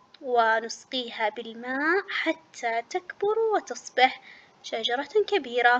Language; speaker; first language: Arabic; native; Arabic